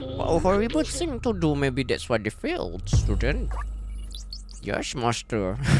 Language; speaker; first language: English; non-native, local second language; Malay